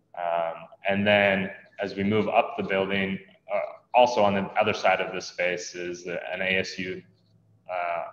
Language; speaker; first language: English; native; English